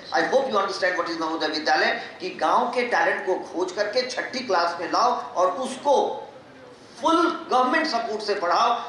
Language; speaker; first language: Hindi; non-native, local second language; Magahi